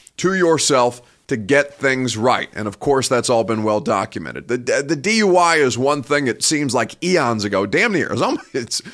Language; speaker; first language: English; native; English